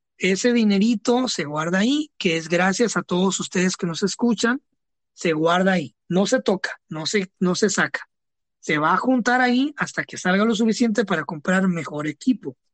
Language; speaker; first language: Spanish; early bilingual, heritage; Spanish